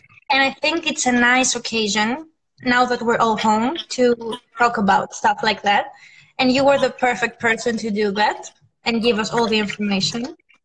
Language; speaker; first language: English; non-native, fluent; Greek